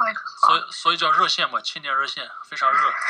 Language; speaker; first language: Chinese; non-native, local second language; Uyghur